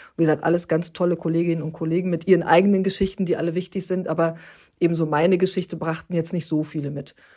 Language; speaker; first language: German; early bilingual, other home language; Turkish